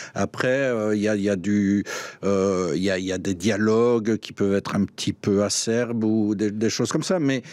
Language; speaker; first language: French; native; French